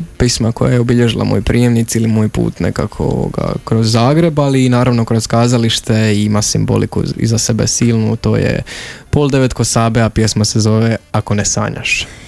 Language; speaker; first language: Croatian; native; Croatian